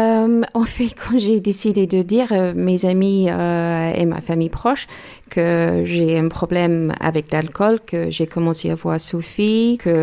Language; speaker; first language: French; non-native, learner; English